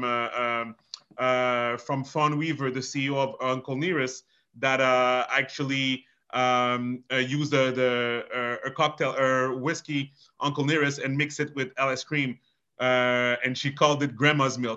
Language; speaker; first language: English; non-native, fluent; French